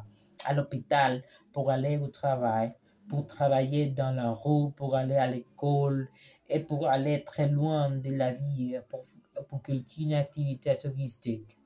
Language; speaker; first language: French; non-native, learner; Spanish